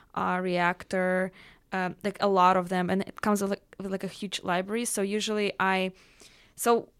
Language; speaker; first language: English; non-native, fluent; Russian